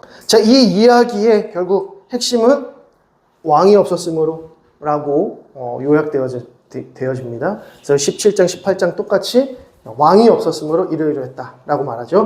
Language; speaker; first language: Korean; native; Korean